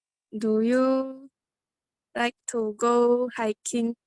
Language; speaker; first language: English; non-native, learner; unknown